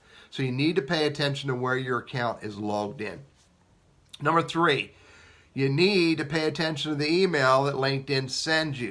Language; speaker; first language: English; native; English